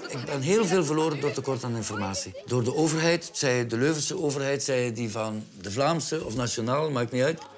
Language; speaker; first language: Dutch; native; Dutch